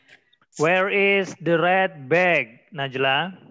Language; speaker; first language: English; non-native, learner; Indonesian